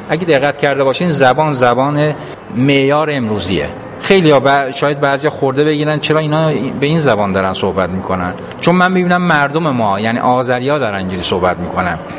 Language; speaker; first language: Persian; non-native, local second language; Azerbaijani